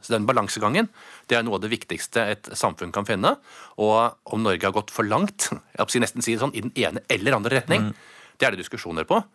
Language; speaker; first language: Norwegian; native; Norwegian